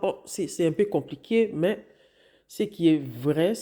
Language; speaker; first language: French; non-native, local second language; Lingala